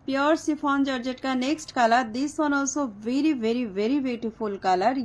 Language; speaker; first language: Hindi; non-native, local second language; Bangla